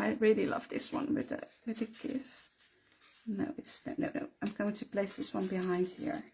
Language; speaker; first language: English; non-native, fluent; Dutch